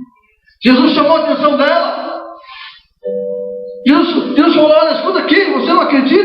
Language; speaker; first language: Portuguese; native; Portuguese